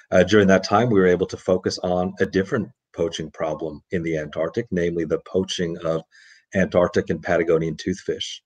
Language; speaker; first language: English; native; English